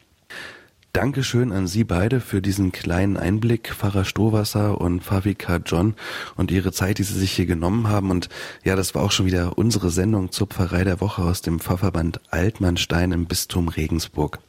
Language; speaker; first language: German; native; German